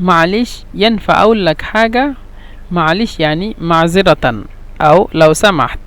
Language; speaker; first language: Egyptian Arabic; non-native, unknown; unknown